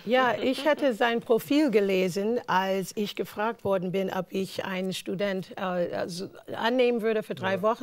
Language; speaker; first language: German; non-native, fluent; English